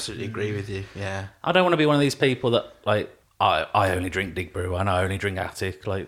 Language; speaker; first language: English; native; English